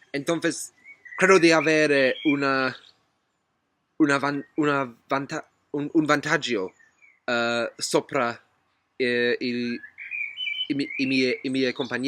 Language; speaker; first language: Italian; non-native, learner; English